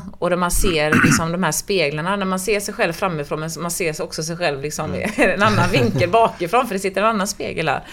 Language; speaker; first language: Swedish; native; Swedish